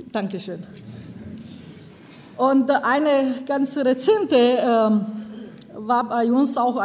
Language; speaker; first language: German; non-native, learner; Romanian